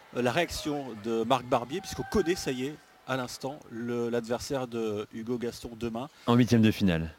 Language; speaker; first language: French; native; French